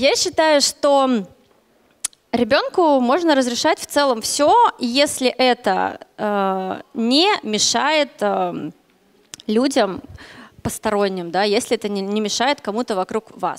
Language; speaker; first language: Russian; native; Russian